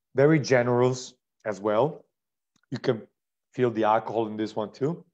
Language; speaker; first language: English; non-native, fluent; Italian